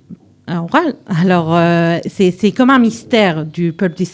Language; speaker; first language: French; early bilingual, heritage; French